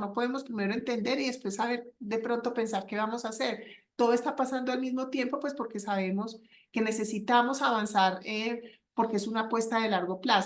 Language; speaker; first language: Spanish; native; Spanish